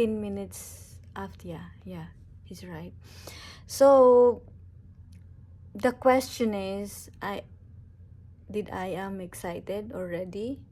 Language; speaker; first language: English; non-native, local second language; Cebuano